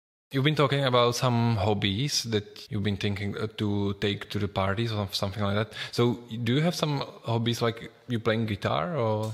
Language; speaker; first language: English; non-native, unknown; Czech